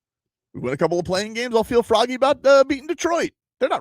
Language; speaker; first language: English; native; English